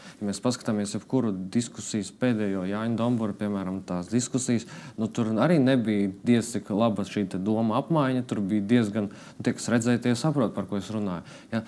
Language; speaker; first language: Latvian; non-native, local second language; Russian